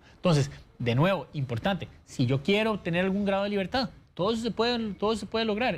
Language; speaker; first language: Spanish; native; Spanish